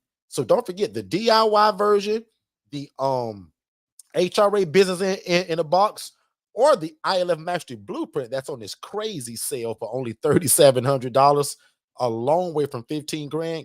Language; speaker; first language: English; native; English